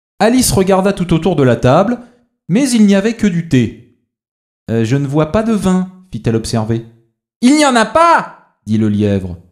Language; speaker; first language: French; native; French